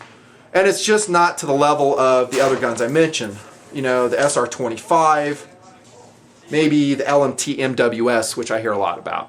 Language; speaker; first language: English; native; English